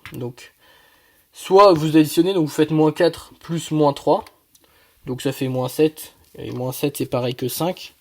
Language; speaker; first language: French; native; French